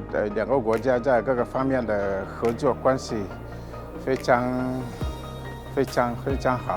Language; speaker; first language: Chinese; non-native, fluent; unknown